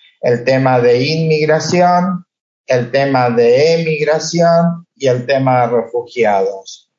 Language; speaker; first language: Spanish; native; Spanish